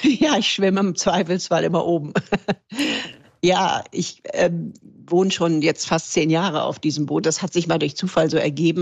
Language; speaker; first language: German; native; German